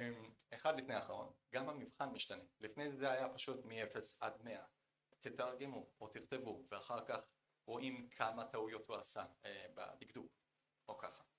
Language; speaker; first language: Hebrew; non-native, fluent; Korean